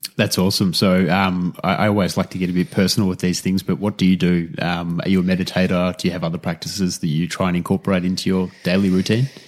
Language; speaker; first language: English; native; English